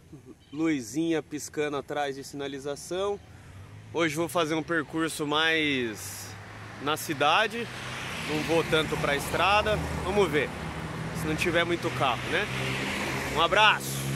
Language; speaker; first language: Portuguese; native; Portuguese